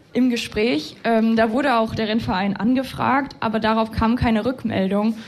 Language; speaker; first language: German; native; German